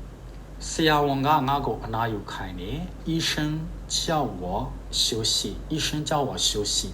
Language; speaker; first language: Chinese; non-native, fluent; Burmese